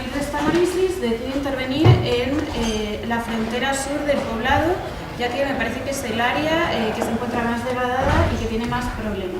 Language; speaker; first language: Spanish; native; Spanish